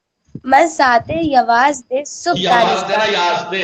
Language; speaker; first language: Persian; non-native, learner; Urdu